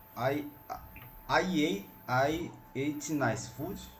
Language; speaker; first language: English; non-native, learner; Portuguese